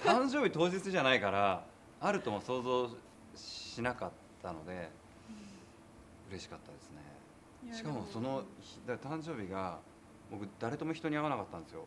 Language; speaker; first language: Japanese; native; Japanese